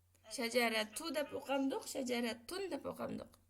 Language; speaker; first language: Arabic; non-native, fluent; Uyghur